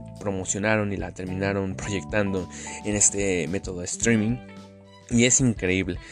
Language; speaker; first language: Spanish; native; Spanish